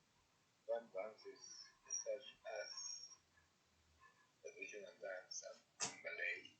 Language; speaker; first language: English; non-native, learner; Spanish